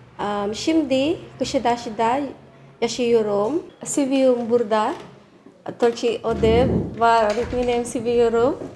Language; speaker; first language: Turkish; non-native, learner; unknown